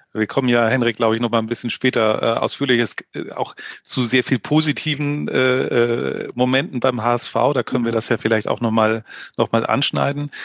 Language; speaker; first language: German; native; German